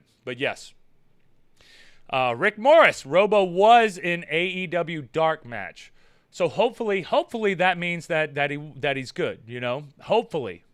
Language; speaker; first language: English; native; English